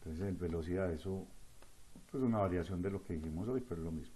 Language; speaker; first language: Spanish; native; Spanish